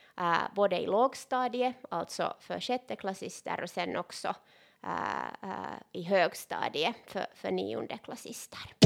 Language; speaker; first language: Swedish; non-native, local second language; Finnish